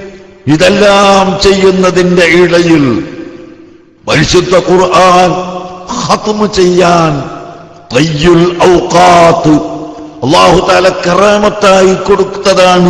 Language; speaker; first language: Malayalam; native; Malayalam